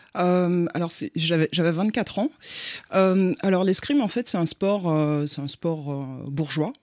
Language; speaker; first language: French; native; French